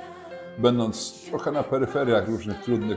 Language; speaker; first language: Polish; native; Polish